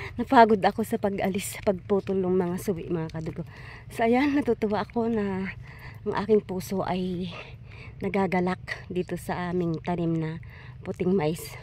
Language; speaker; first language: Filipino; non-native, local second language; Iloko